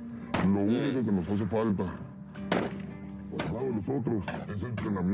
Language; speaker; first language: Spanish; native; Spanish